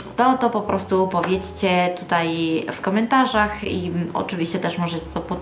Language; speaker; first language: Polish; early bilingual, heritage; Polish